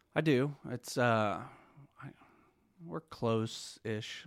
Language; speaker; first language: English; native; English